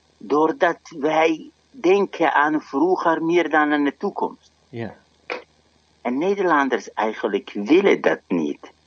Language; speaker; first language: Dutch; non-native, fluent; Arabic